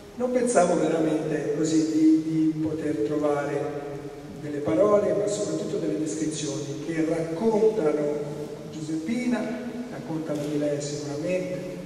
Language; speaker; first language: Italian; native; Italian